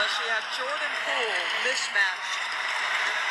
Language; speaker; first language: English; native; English